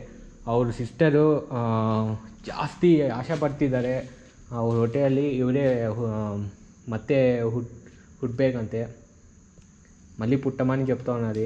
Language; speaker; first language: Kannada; non-native, local second language; Telugu